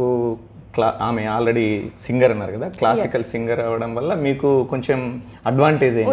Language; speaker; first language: Telugu; native; Telugu